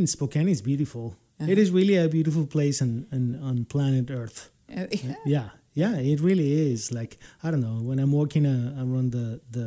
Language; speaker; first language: English; non-native, fluent; Spanish